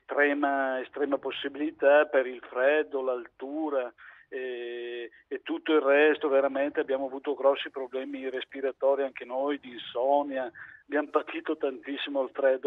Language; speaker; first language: Italian; native; Italian